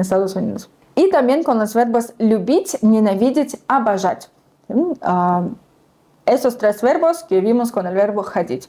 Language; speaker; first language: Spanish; non-native, fluent; Russian